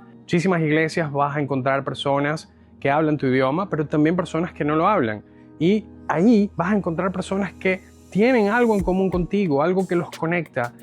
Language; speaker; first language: Spanish; native; Spanish